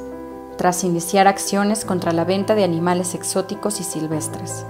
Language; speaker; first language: Spanish; native; Spanish